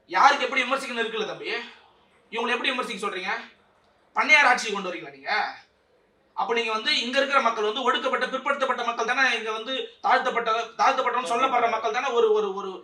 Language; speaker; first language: Tamil; native; Tamil